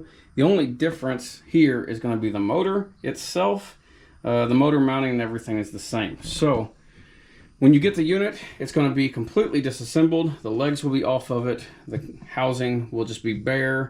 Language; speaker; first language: English; native; English